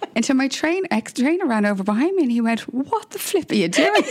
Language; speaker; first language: English; native; English